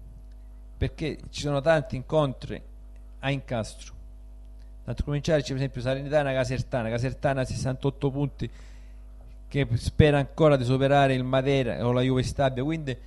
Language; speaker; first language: Italian; native; Italian